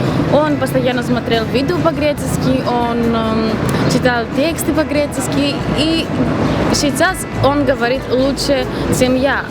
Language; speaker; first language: Russian; non-native, fluent; Greek